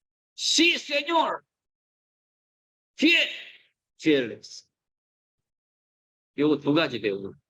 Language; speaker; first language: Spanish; non-native, learner; Korean